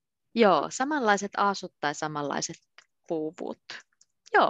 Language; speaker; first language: Finnish; native; Finnish